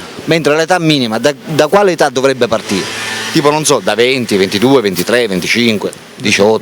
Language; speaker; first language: Italian; native; Italian